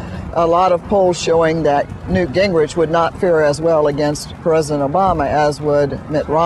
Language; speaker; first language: English; native; English